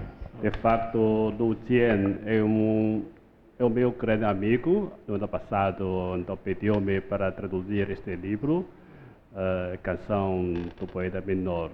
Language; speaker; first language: Portuguese; non-native, fluent; Chinese